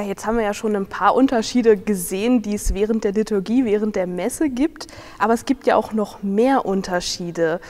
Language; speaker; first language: German; native; German